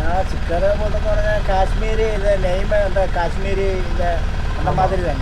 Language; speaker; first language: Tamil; non-native, local second language; Malayalam